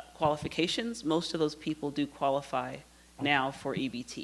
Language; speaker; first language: English; native; English